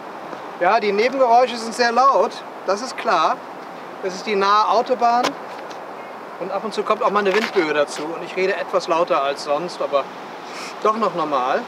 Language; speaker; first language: German; native; German